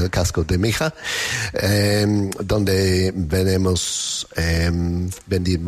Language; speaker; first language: Spanish; non-native, learner; English